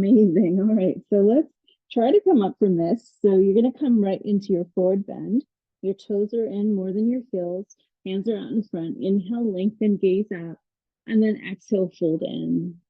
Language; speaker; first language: English; native; English